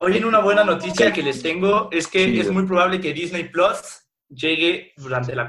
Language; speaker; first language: Spanish; native; Spanish